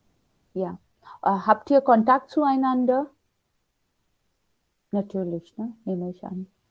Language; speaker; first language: German; non-native, fluent; Hindi